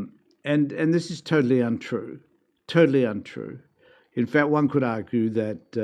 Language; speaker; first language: English; native; English